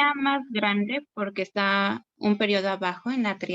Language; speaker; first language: Spanish; native; Spanish